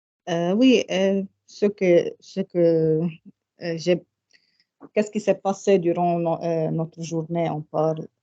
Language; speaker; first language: French; non-native, local second language; Arabic